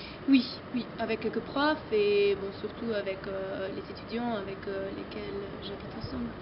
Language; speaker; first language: French; non-native, fluent; German